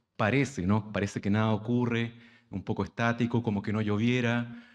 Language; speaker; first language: Spanish; native; Spanish